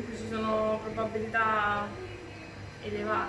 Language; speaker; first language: Italian; native; Italian